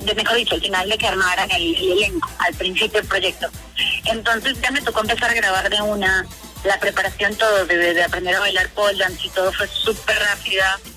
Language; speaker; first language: Spanish; native; Spanish